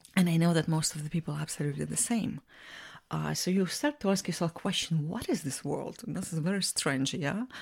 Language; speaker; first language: English; non-native, fluent; Russian